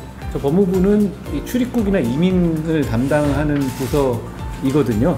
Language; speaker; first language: Korean; native; Korean